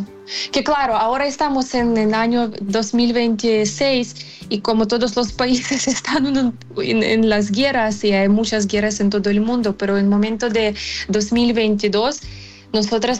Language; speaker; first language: Spanish; non-native, fluent; Ukrainian